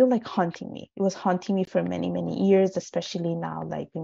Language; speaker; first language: English; non-native, fluent; Italian